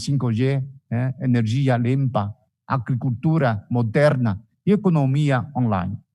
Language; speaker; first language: Portuguese; non-native, fluent; Chinese